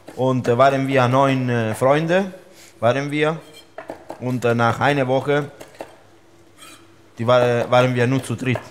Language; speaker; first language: German; non-native, learner; Italian